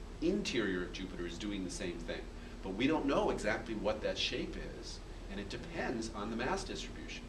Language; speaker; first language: English; native; English